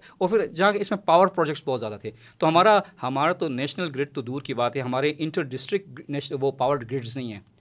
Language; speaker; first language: Urdu; non-native, local second language; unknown